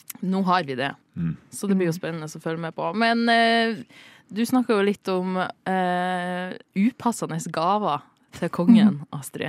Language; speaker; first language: Norwegian; native; Norwegian